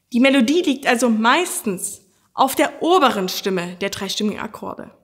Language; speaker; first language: German; native; German